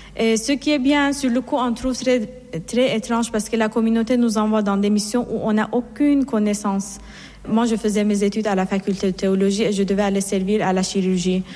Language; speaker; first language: French; non-native, fluent; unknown